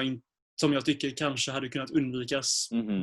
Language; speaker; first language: Swedish; native; Swedish